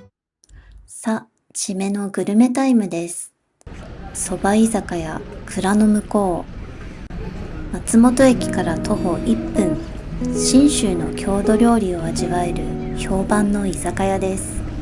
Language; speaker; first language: Japanese; native; Japanese